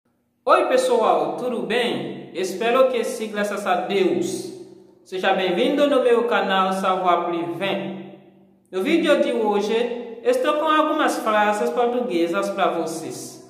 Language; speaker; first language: Portuguese; non-native, fluent; Haitian Creole